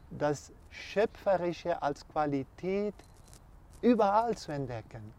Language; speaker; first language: German; non-native, fluent; Portuguese